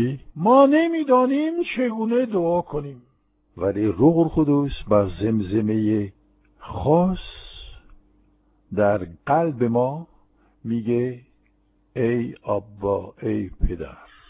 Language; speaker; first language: Persian; non-native, fluent; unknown